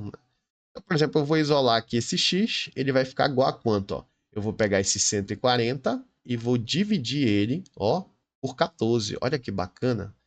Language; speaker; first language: Portuguese; native; Portuguese